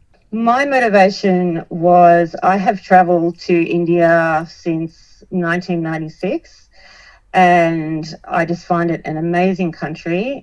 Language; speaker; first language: English; native; English